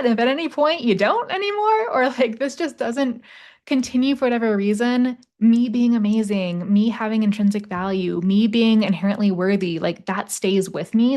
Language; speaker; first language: English; native; English